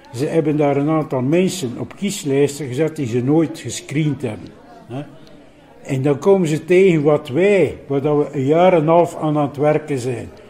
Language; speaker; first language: Dutch; native; Dutch